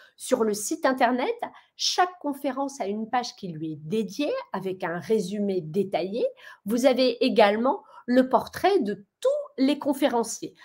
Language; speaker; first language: French; native; French